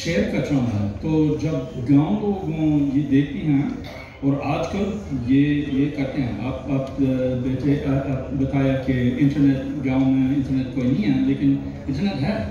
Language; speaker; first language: Hindi; non-native, learner; English